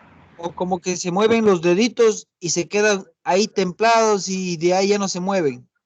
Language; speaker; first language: Spanish; native; Spanish